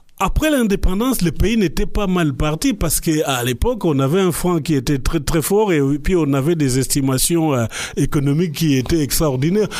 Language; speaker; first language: French; non-native, local second language; Lingala